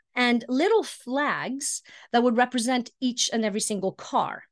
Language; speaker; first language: English; early bilingual, heritage; Icelandic